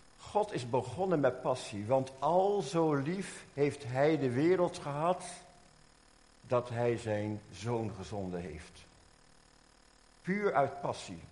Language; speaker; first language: Dutch; native; Dutch